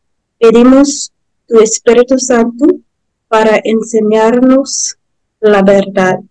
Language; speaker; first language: Spanish; non-native, learner; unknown